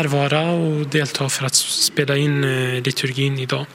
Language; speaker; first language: Swedish; early bilingual, other home language; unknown